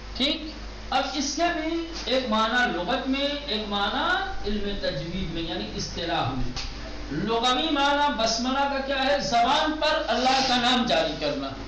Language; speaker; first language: Urdu; native; Urdu